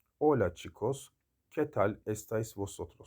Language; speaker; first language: Spanish; non-native, learner; Turkish